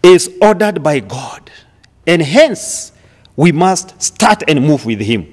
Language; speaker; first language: English; non-native, local second language; Swahili